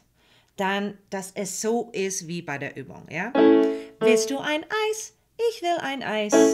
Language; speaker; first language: German; non-native, fluent; English